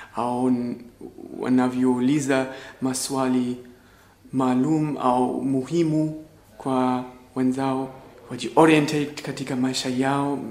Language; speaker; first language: Swahili; non-native, fluent; German